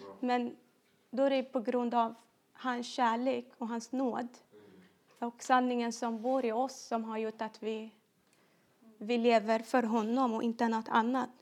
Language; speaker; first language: Swedish; non-native, fluent; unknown